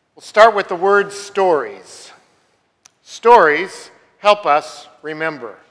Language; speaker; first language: English; native; English